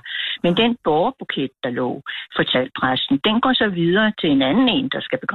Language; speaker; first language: Danish; native; Danish